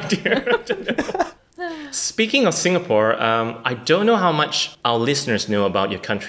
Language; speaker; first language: English; non-native, local second language; Chinese